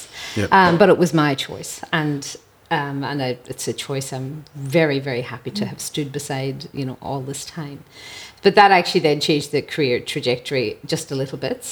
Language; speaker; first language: English; native; English